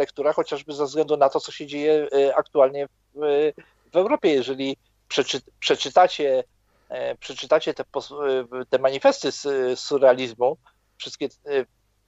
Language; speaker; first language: Polish; native; Polish